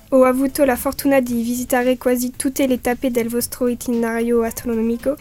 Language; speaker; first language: Italian; non-native, learner; French